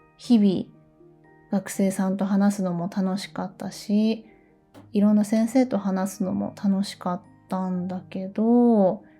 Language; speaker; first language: Japanese; native; Japanese